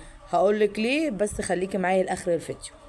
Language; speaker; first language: Arabic; native; Arabic